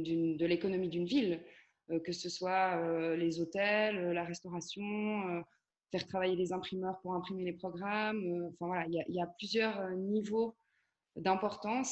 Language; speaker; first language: French; native; French